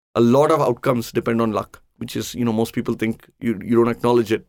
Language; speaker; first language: English; non-native, local second language; Tamil